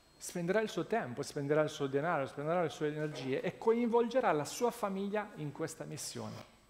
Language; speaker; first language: Italian; non-native, fluent; Russian